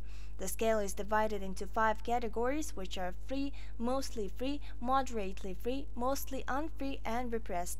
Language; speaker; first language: English; non-native, fluent; Mongolian